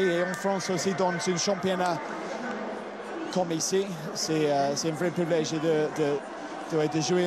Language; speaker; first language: French; non-native, fluent; English